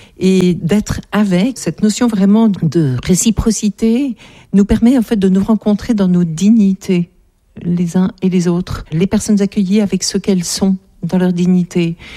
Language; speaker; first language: French; native; French